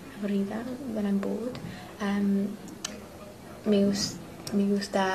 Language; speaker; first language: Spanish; non-native, learner; English